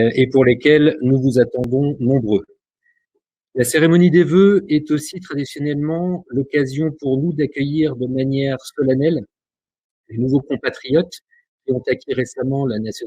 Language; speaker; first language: French; native; French